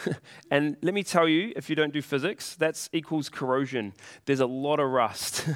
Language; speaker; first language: English; native; English